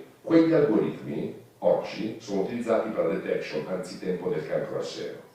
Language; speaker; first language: Italian; native; Italian